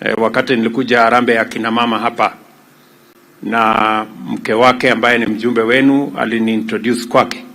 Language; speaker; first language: Swahili; non-native, local second language; Kalenjin